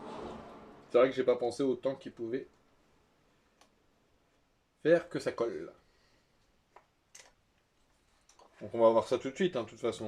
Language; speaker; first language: French; native; French